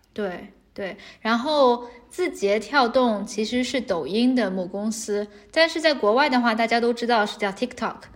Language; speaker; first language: Chinese; native; Chinese